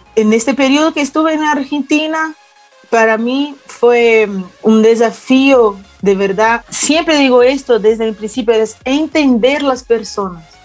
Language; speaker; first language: Spanish; non-native, learner; Portuguese